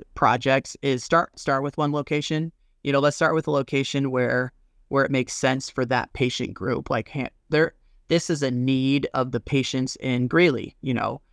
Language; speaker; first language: English; native; English